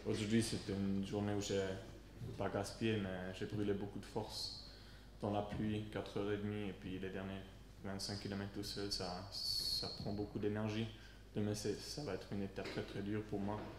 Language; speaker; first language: French; non-native, local second language; Swiss German